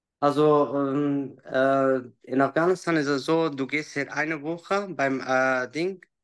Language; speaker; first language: German; non-native, learner; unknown